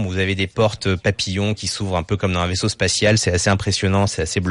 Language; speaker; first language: French; native; French